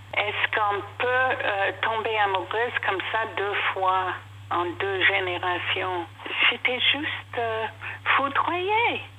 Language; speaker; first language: French; non-native, fluent; English